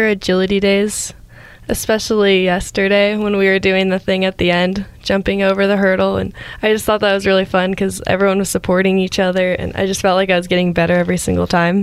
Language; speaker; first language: English; native; English